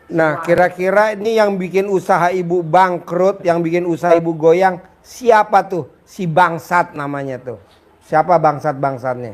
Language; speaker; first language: Indonesian; native; Indonesian